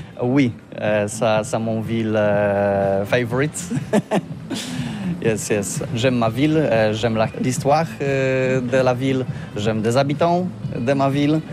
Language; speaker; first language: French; non-native, learner; Polish